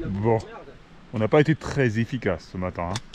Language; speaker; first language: French; native; French